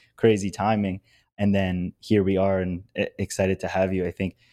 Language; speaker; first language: English; native; English